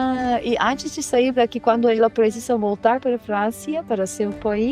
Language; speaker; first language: Portuguese; non-native, learner; Turkish